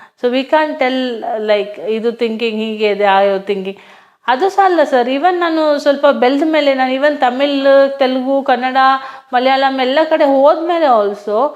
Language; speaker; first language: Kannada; non-native, local second language; Hindi